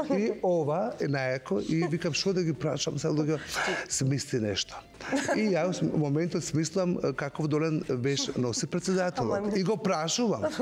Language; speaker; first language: Macedonian; native; Macedonian